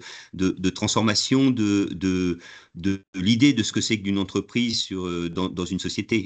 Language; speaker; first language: French; native; French